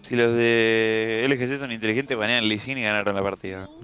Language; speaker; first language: Spanish; native; Spanish